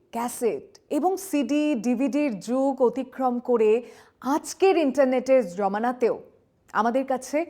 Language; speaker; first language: Bangla; native; Bangla